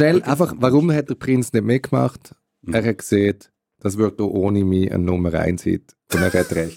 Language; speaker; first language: German; native; German